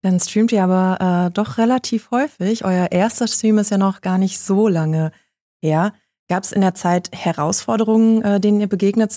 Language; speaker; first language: German; native; German